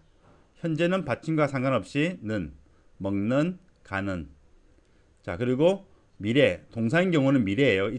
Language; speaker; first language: Korean; native; Korean